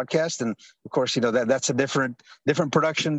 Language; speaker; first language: English; early bilingual, other home language; Spanish